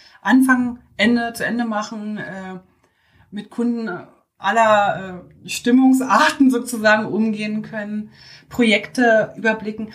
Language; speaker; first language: German; native; German